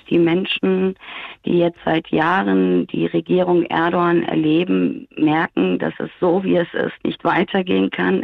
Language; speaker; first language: German; early bilingual, other home language; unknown